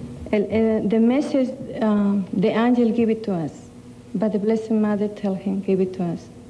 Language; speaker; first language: English; non-native, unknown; Spanish